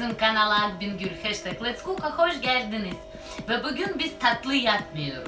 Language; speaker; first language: Turkish; non-native, learner; Russian